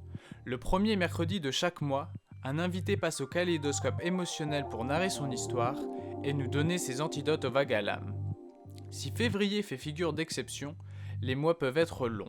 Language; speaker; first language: French; native; French